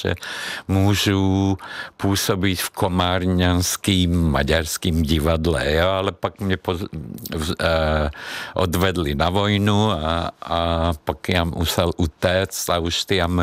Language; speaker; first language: Czech; non-native, fluent; Hungarian